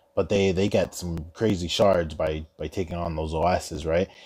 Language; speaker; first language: English; early bilingual, other home language; Spanish